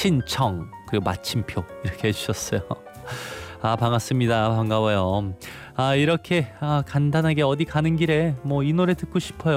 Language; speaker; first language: Korean; native; Korean